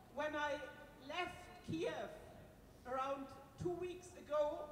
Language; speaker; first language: English; non-native, fluent; German